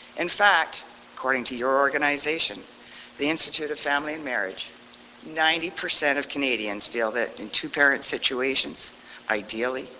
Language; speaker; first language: English; native; English